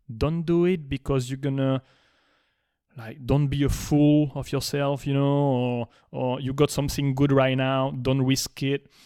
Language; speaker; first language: English; non-native, fluent; Spanish